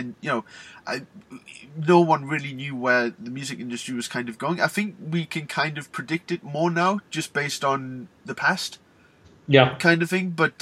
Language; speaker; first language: English; native; English